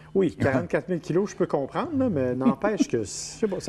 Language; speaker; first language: French; native; French